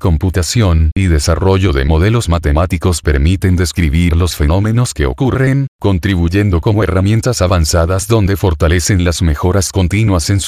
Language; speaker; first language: Spanish; native; Spanish